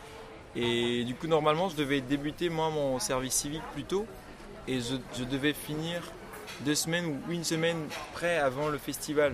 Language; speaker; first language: French; non-native, local second language; Ewe